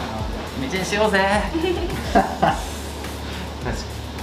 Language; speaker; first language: Japanese; native; Japanese